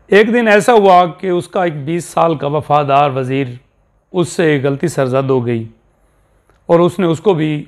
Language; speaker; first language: Urdu; non-native, local second language; Saraiki